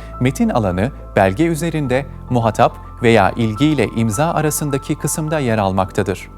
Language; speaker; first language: Turkish; native; Turkish